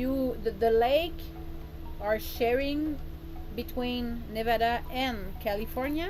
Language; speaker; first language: English; non-native, learner; French